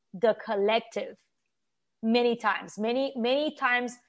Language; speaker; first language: English; non-native, fluent; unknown